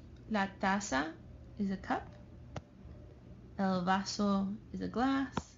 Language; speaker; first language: English; native; English